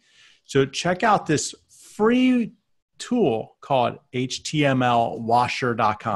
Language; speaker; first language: English; native; English